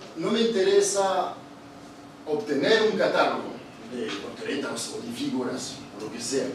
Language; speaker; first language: Spanish; non-native, fluent; Italian